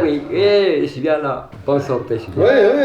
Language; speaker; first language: French; non-native, learner; Arabic